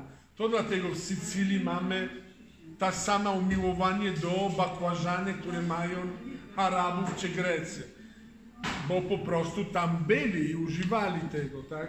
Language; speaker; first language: Polish; non-native, fluent; Italian